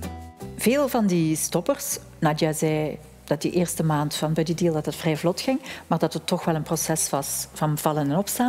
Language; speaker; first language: Dutch; native; Dutch